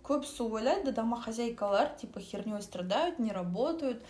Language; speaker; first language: Russian; non-native, local second language; Kazakh